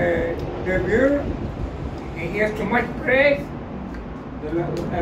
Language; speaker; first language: English; non-native, learner; Spanish